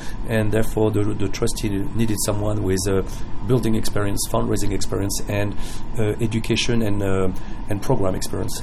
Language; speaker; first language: English; non-native, fluent; French